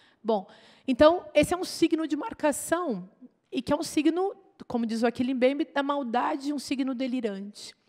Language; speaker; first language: Portuguese; native; Portuguese